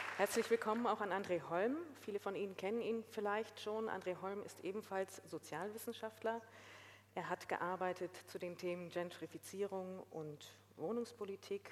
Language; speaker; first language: German; native; German